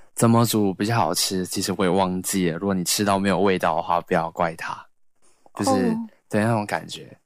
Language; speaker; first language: Chinese; native; Chinese